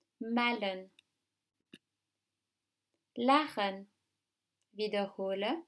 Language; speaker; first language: German; non-native, fluent; French